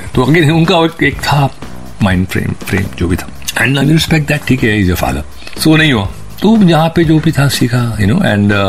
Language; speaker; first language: Hindi; native; Hindi